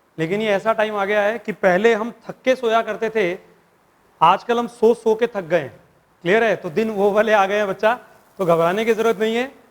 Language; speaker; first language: Hindi; native; Hindi